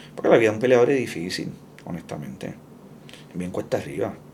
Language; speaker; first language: Spanish; early bilingual, heritage; Spanish